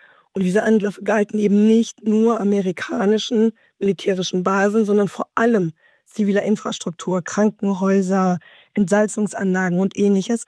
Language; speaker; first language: German; native; German